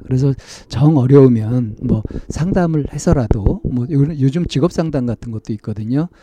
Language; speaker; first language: Korean; native; Korean